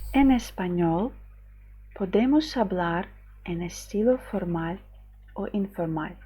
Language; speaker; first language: Spanish; non-native, fluent; Ukrainian